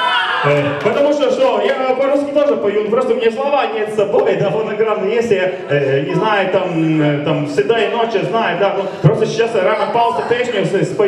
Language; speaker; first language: Russian; non-native, local second language; Latvian